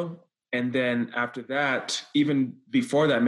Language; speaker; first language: English; native; English